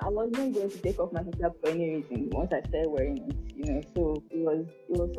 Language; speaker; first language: English; non-native, local second language; Yoruba